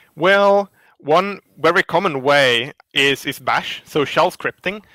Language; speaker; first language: English; non-native, fluent; Finnish